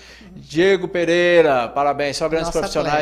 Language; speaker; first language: Portuguese; native; Portuguese